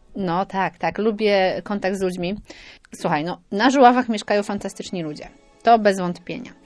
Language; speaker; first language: Polish; native; Polish